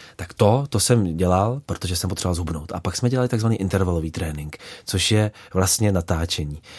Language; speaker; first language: Czech; native; Czech